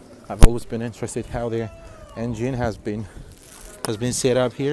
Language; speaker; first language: English; non-native, fluent; Russian